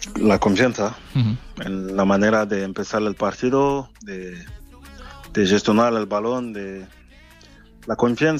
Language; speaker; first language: Spanish; non-native, fluent; French